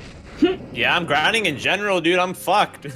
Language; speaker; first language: English; native; English